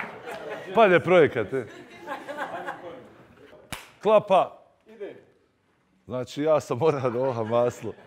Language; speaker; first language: Bosnian; native; Bosnian